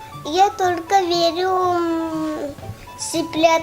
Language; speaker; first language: Russian; non-native, local second language; Tajik